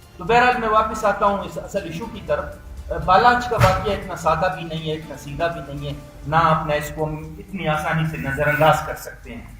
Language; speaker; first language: Urdu; non-native, local second language; Baluchi